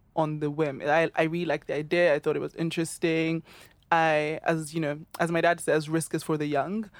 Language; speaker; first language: English; non-native, local second language; Yoruba